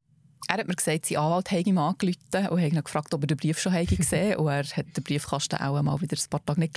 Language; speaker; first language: German; native; German